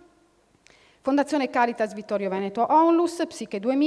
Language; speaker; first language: Italian; native; Italian